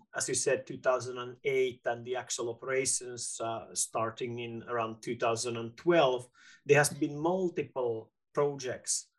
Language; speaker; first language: English; non-native, fluent; Finnish